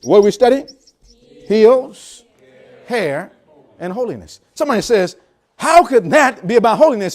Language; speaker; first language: English; native; English